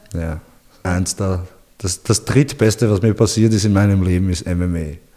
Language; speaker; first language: German; early bilingual, other home language; Bosnian